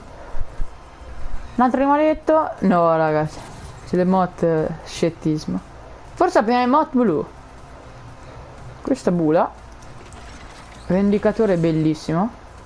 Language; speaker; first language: Italian; native; Italian